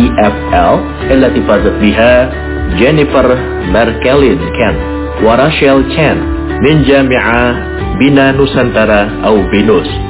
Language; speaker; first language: Arabic; non-native, fluent; Indonesian